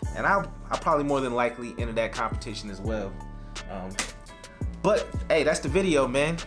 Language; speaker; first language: English; native; English